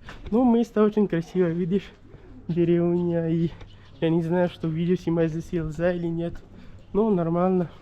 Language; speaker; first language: Russian; non-native, learner; Pashto